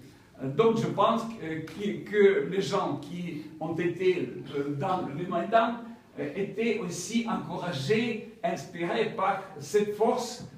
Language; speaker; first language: French; non-native, fluent; Ukrainian